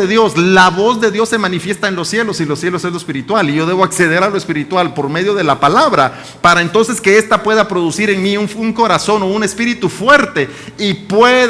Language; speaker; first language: Spanish; native; Spanish